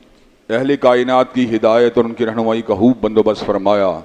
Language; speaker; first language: Urdu; native; Urdu